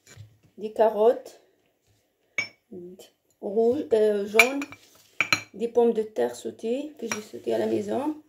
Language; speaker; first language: French; non-native, learner; Arabic